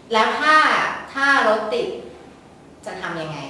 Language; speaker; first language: Thai; native; Thai